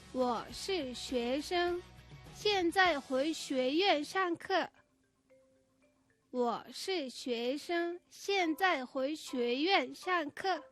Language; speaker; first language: Chinese; non-native, fluent; Mongolian